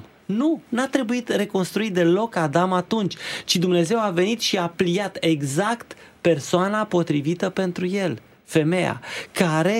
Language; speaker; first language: Romanian; native; Romanian